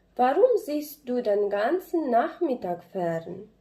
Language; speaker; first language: German; non-native, fluent; Ukrainian